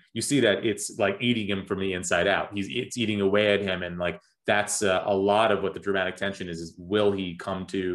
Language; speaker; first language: English; native; English